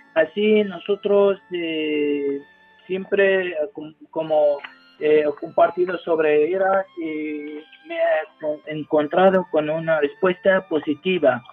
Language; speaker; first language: Spanish; non-native, fluent; Arabic